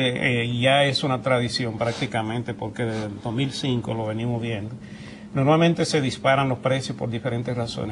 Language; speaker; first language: Spanish; native; Spanish